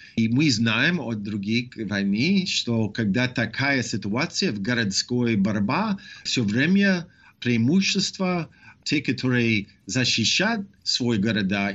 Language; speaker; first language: Russian; non-native, fluent; English